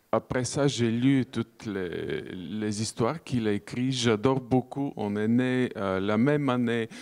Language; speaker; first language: French; non-native, fluent; Bulgarian